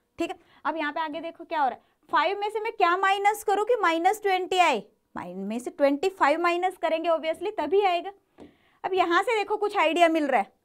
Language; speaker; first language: Hindi; native; Hindi